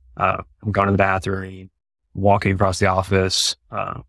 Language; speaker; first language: English; native; English